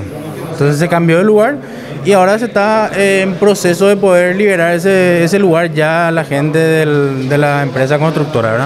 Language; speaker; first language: Spanish; native; Spanish